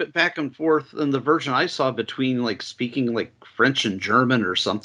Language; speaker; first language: English; native; English